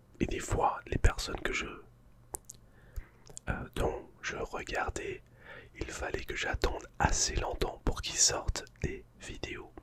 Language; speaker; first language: French; non-native, fluent; English